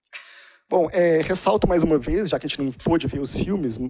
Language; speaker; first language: Portuguese; native; Portuguese